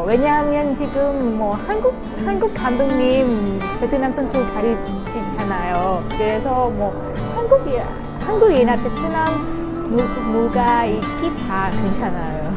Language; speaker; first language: Korean; non-native, learner; Vietnamese